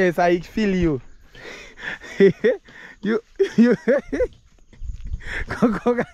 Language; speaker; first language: English; non-native, learner; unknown